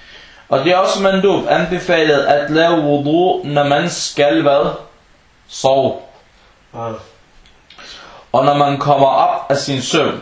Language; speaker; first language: Danish; non-native, fluent; Arabic